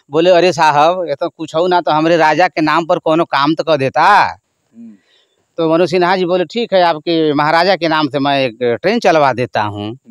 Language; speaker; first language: Hindi; native; Hindi